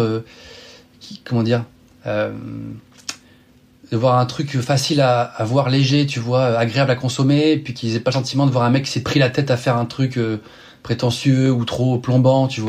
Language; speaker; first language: French; native; French